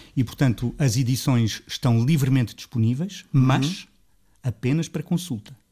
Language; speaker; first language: Portuguese; native; Portuguese